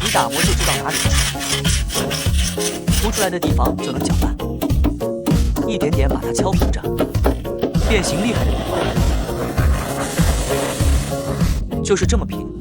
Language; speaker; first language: Chinese; native; Chinese